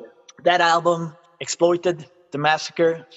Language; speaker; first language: English; non-native, fluent; Swedish